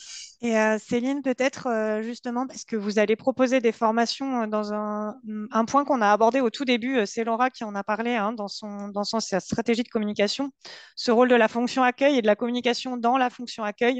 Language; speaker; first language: French; native; French